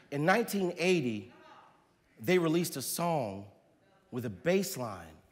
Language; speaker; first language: English; native; English